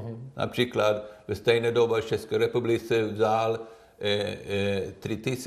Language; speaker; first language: Czech; non-native, learner; Swedish